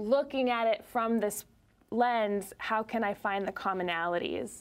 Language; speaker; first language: English; native; English